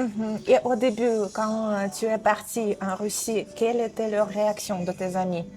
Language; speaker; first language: French; non-native, fluent; Russian